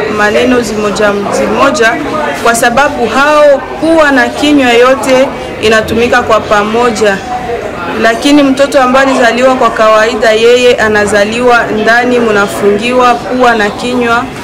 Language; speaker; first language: Swahili; native; Swahili